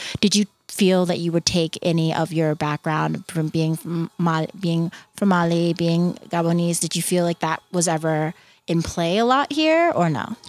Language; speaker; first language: English; native; English